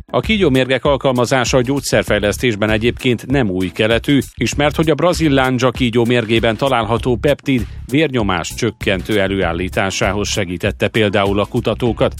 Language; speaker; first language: Hungarian; native; Hungarian